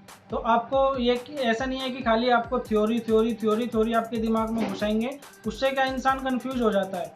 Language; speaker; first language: Hindi; native; Hindi